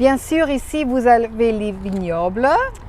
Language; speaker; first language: French; non-native, fluent; German